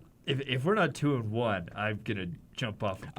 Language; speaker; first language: English; native; English